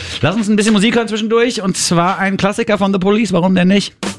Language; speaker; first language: German; native; German